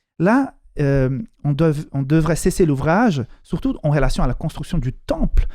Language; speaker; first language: French; non-native, fluent; Portuguese